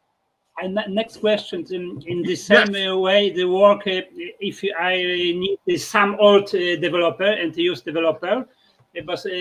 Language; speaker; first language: English; non-native, learner; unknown